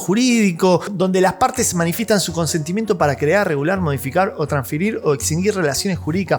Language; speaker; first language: Spanish; native; Spanish